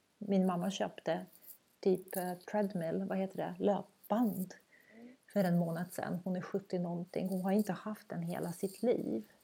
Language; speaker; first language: Swedish; non-native, fluent; Croatian